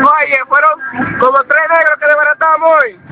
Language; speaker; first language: Spanish; native; Spanish